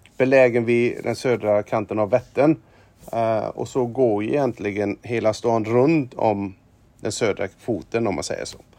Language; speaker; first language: Swedish; non-native, fluent; German